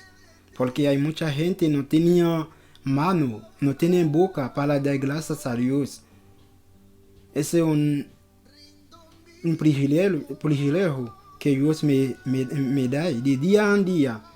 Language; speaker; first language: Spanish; non-native, local second language; Haitian Creole